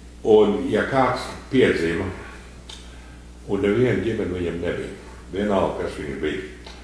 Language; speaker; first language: Latvian; early bilingual, heritage; Latvian